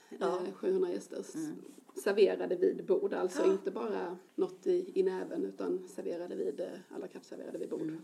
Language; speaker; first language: Swedish; native; Swedish